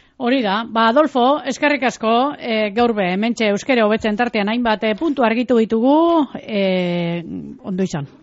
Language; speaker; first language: Basque; native; Basque